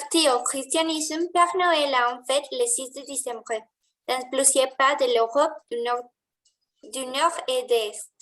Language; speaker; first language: French; non-native, learner; Spanish